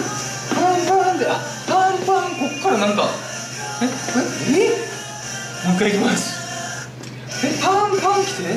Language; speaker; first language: Japanese; native; Japanese